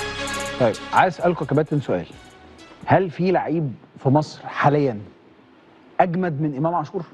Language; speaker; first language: Arabic; native; Arabic